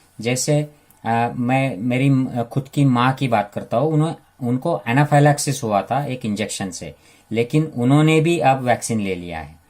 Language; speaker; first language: Hindi; non-native, local second language; Marathi